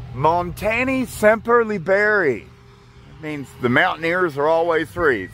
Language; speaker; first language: English; native; English